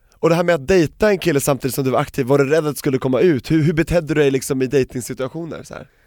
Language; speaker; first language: Swedish; native; Swedish